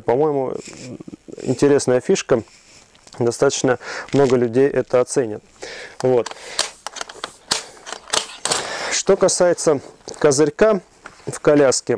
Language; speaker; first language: Russian; native; Russian